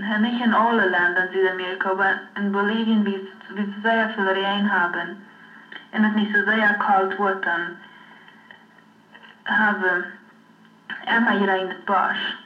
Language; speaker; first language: German; non-native, learner; Low German